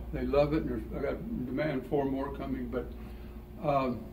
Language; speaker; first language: English; native; English